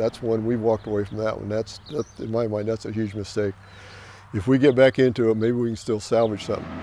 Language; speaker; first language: English; native; English